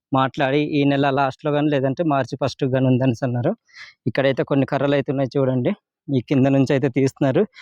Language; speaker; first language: Telugu; non-native, local second language; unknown